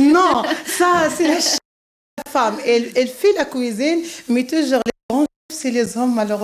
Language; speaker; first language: French; non-native, local second language; Arabic